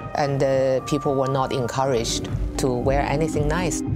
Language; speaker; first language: English; non-native, fluent; Chinese